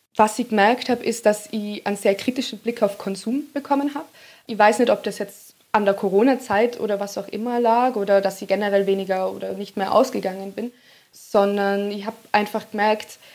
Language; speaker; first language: German; native; German